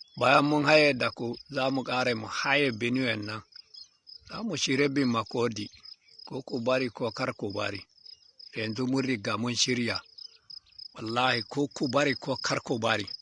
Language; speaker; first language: Hausa; non-native, local second language; Fula